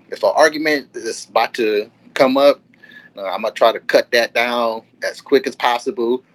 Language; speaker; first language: English; native; English